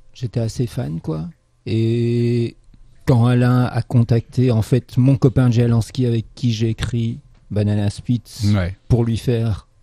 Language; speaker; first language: French; native; French